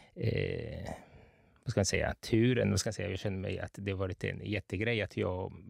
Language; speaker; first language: Swedish; non-native, fluent; Italian